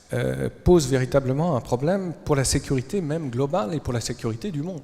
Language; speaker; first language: French; native; French